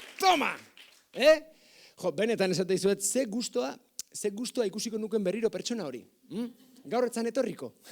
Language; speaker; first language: Basque; native; Basque